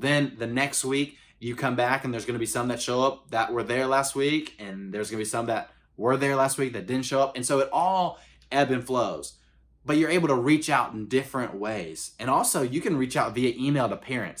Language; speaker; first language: English; native; English